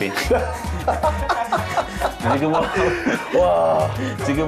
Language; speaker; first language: Chinese; non-native, fluent; Turkish